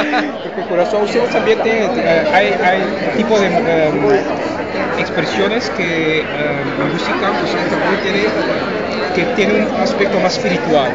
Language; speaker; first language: Spanish; non-native, learner; Papiamento